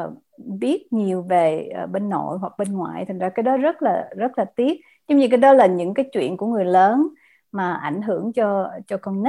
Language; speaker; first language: Vietnamese; native; Vietnamese